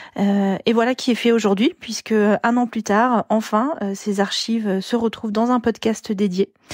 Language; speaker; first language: French; native; French